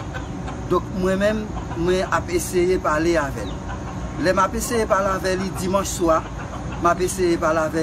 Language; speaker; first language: French; non-native, learner; Haitian Creole